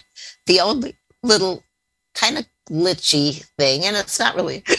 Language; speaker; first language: English; native; English